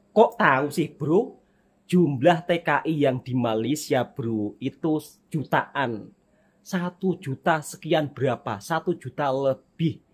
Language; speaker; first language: Indonesian; native; Indonesian